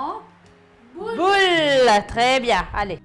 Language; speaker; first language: French; native; French